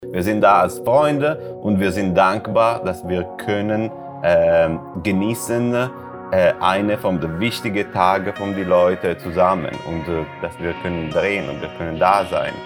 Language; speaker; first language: German; non-native, learner; Italian